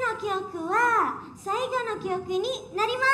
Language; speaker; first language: Japanese; non-native, learner; Indonesian